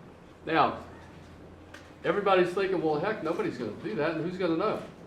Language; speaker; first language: English; native; English